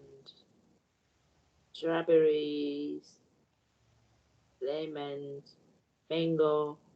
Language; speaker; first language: English; non-native, learner; Vietnamese